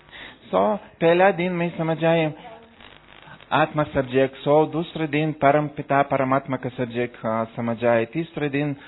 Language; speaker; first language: Hindi; non-native, learner; Russian